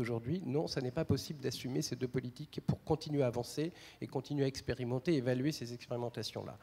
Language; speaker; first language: French; native; French